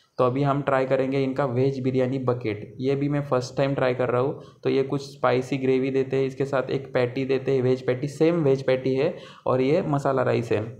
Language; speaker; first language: Hindi; non-native, local second language; Marathi